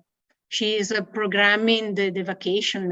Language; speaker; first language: English; non-native, learner; Italian